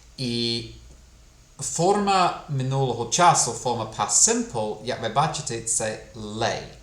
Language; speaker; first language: Ukrainian; non-native, fluent; English